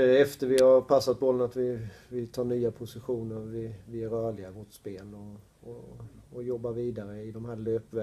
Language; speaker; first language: Swedish; native; Swedish